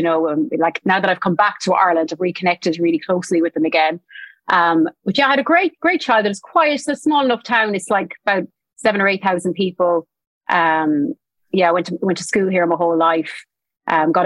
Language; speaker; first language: English; native; English